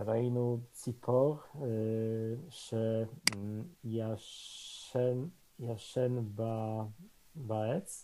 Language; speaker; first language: Hebrew; non-native, learner; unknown